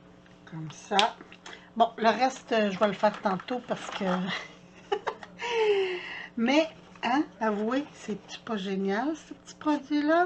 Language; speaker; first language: French; native; French